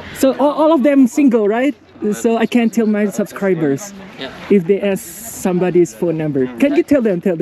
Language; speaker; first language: English; non-native, learner; Thai